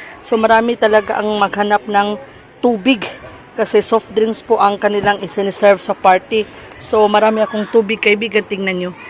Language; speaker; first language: Filipino; non-native, local second language; Cebuano